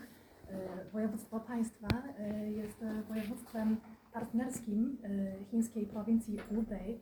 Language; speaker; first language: Polish; non-native, fluent; Chinese